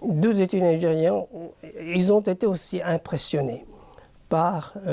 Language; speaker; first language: French; non-native, fluent; Japanese